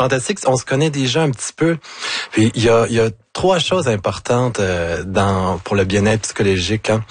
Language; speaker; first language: French; native; French